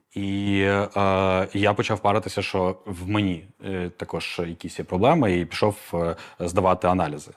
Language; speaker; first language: Ukrainian; native; Ukrainian